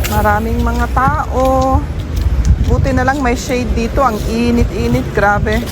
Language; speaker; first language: Filipino; native; Filipino